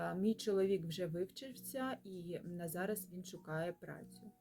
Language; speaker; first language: Ukrainian; non-native, local second language; Russian